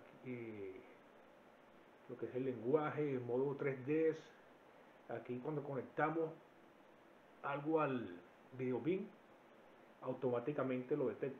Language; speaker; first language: Spanish; native; Spanish